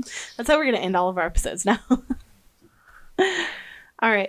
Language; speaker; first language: English; native; English